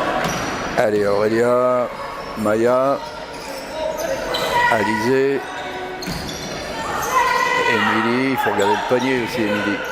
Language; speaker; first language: French; native; French